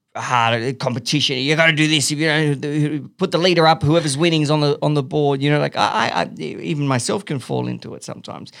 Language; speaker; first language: English; native; English